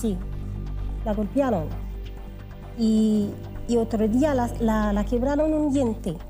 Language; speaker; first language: Spanish; non-native, learner; Haitian Creole